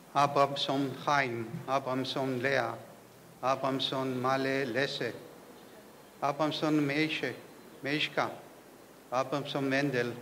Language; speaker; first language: English; non-native, fluent; Hebrew